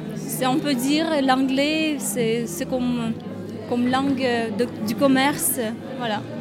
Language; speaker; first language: French; non-native, learner; Kyrgyz